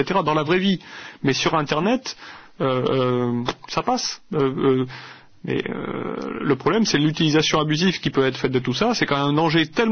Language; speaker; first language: French; native; French